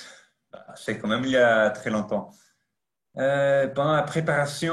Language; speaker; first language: French; non-native, fluent; Italian